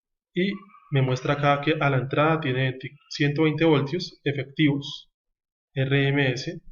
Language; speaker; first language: Spanish; native; Spanish